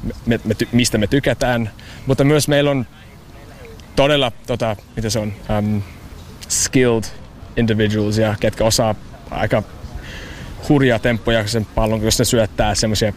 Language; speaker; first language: Finnish; non-native, fluent; English